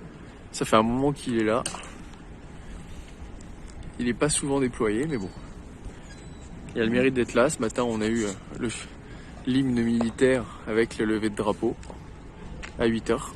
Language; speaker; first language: French; native; French